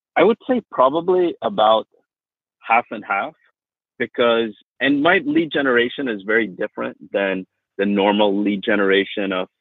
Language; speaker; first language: English; native; English